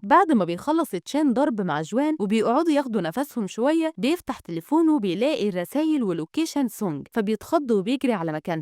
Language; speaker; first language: Arabic; native; Arabic